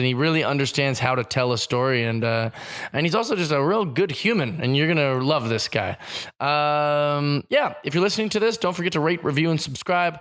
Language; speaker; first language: English; native; English